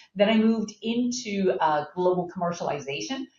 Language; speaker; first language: English; native; English